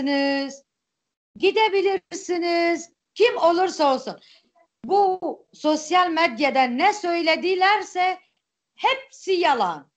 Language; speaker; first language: Turkish; non-native, local second language; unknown